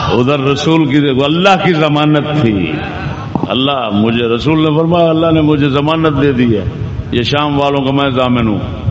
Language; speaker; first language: Urdu; non-native, local second language; Punjabi